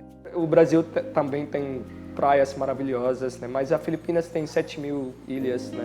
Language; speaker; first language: Portuguese; non-native, fluent; Filipino